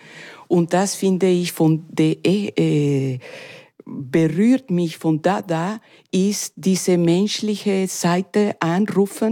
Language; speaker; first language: German; non-native, learner; Spanish